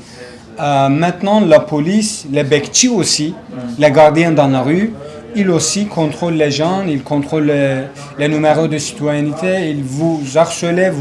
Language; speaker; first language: French; non-native, learner; Kurdish